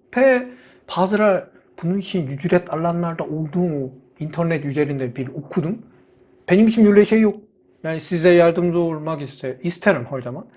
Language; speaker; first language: Turkish; non-native, fluent; Korean